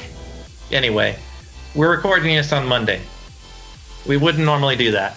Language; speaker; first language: English; native; English